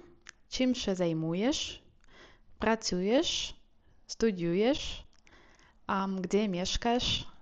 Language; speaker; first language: Polish; non-native, learner; Ukrainian